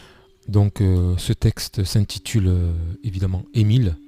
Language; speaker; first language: French; native; French